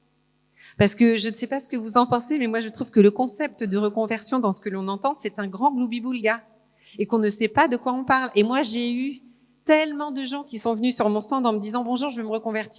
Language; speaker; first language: French; native; French